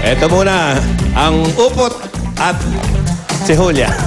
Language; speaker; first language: Filipino; native; Filipino